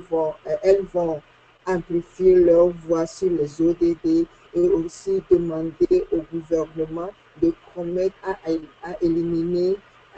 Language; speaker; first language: French; non-native, fluent; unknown